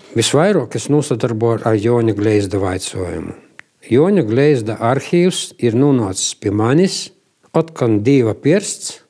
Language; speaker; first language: Latvian; native; Latvian